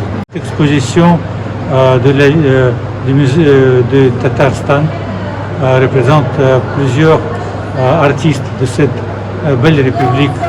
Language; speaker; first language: French; non-native, fluent; Russian